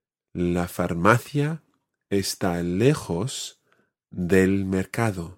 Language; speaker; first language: Spanish; non-native, fluent; English